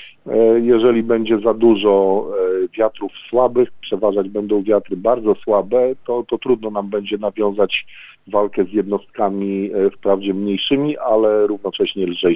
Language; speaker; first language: Polish; native; Polish